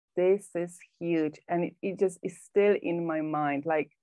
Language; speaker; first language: English; non-native, fluent; Polish